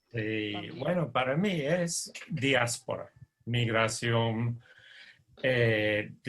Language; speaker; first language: Spanish; non-native, fluent; English